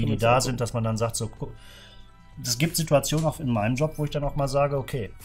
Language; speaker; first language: German; native; German